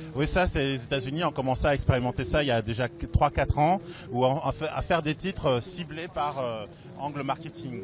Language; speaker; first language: French; native; French